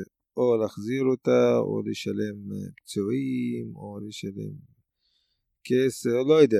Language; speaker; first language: Hebrew; non-native, local second language; Arabic